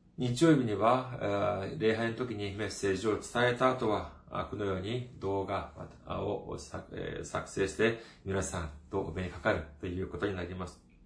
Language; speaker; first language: Japanese; non-native, fluent; Korean